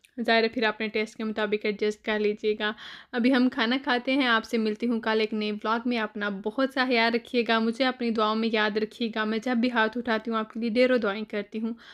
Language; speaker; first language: Urdu; native; Urdu